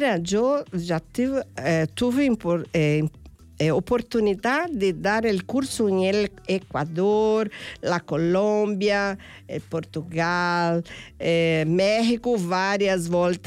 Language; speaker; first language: Spanish; non-native, fluent; Portuguese